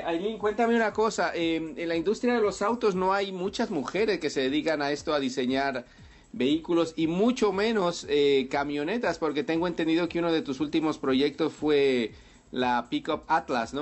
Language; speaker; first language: Spanish; native; Spanish